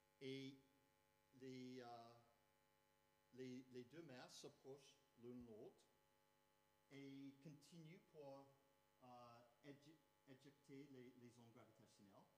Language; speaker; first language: French; non-native, fluent; English